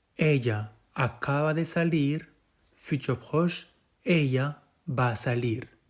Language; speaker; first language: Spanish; non-native, fluent; French